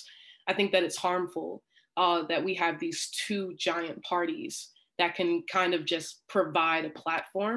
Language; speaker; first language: English; native; English